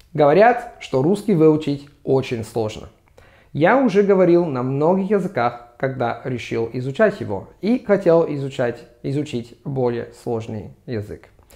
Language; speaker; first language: Russian; non-native, fluent; Italian